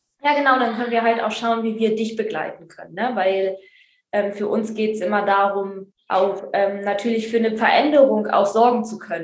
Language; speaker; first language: German; native; German